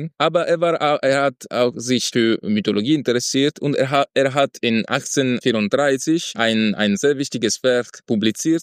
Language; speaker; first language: German; non-native, fluent; Italian